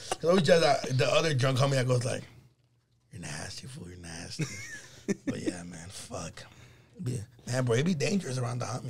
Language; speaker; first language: English; early bilingual, other home language; Spanish